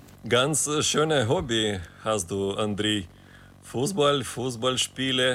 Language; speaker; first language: German; non-native, fluent; Ukrainian